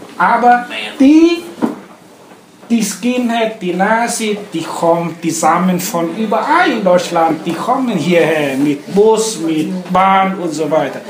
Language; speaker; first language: German; non-native, learner; Vietnamese